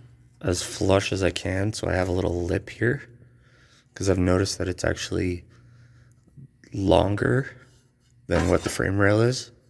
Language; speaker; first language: English; native; English